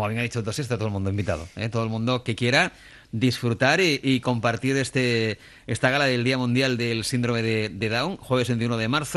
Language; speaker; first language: Spanish; native; Spanish